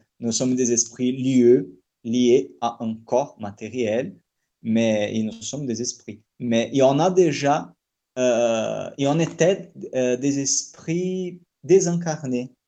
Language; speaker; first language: French; non-native, fluent; Portuguese